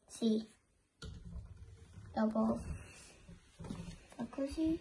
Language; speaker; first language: Italian; early bilingual, other home language; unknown